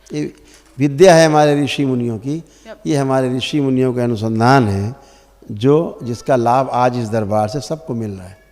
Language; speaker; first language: Hindi; native; Hindi